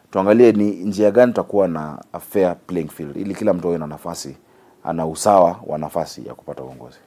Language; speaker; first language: Swahili; native; Swahili